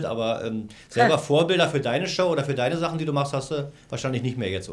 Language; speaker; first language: German; native; German